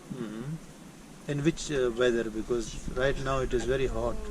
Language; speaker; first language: English; non-native, local second language; Urdu